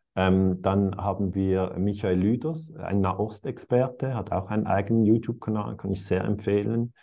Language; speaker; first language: German; native; German